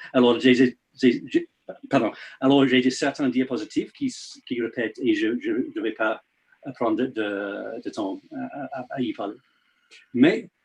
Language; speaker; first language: French; non-native, learner; English